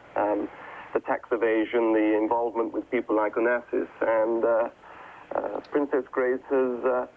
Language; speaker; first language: English; native; English